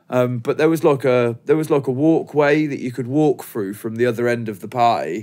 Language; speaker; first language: English; native; English